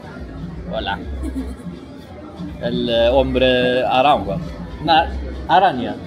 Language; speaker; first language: Spanish; non-native, learner; Swedish